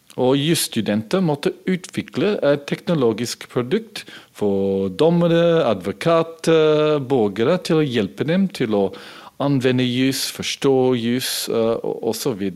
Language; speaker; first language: Norwegian; non-native, fluent; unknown